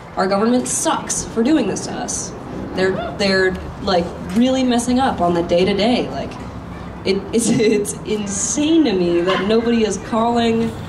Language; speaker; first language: English; native; English